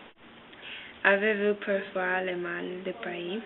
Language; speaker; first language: French; non-native, learner; English